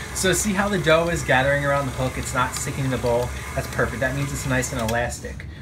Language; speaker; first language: English; native; English